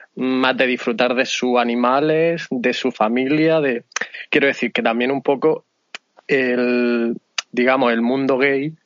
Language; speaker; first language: Spanish; native; Spanish